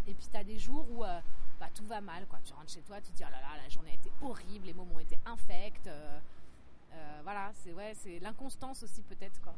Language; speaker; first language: French; native; French